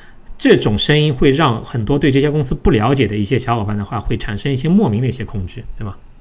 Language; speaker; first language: Chinese; native; Chinese